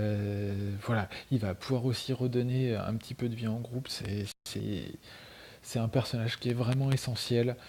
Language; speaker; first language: French; native; French